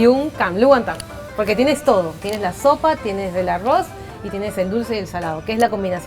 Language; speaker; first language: Spanish; native; Spanish